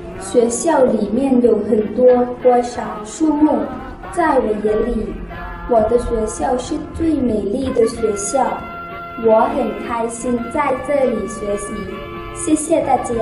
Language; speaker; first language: Chinese; non-native, learner; Thai